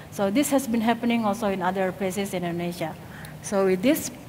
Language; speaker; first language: English; non-native, fluent; Indonesian